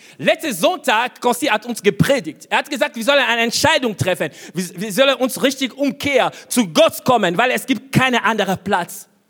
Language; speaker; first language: German; non-native, fluent; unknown